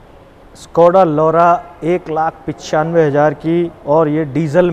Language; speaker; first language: Hindi; native; Hindi